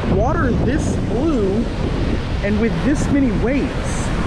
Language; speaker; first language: English; native; English